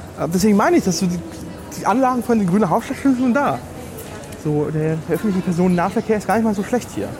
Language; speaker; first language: German; early bilingual, other home language; Polish